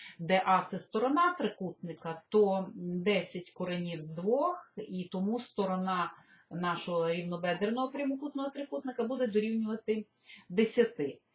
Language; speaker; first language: Ukrainian; native; Ukrainian